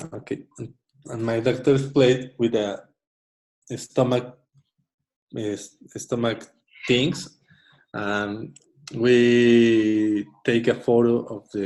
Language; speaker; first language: English; non-native, learner; Spanish